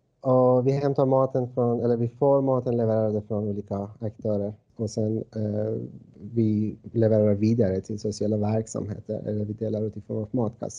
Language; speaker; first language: Swedish; non-native, fluent; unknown